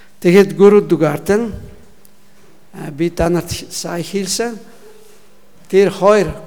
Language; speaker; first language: Mongolian; non-native, learner; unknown